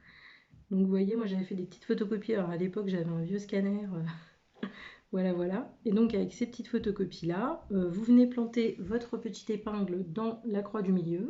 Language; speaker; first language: French; native; French